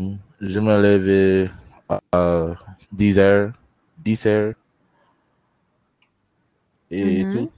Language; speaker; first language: French; non-native, learner; English